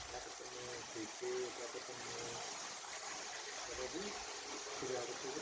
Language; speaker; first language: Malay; non-native, local second language; Javanese